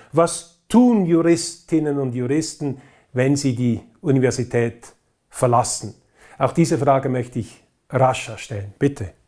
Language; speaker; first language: German; native; German